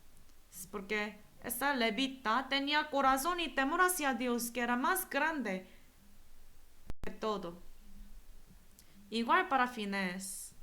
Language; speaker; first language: Spanish; non-native, fluent; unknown